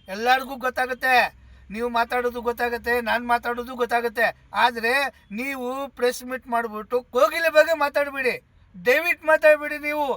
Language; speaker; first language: Kannada; non-native, local second language; Gujarati